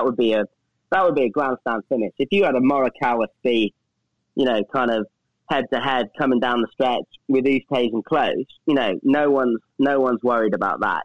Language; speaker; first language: English; native; English